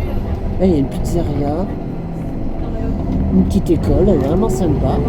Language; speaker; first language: French; native; French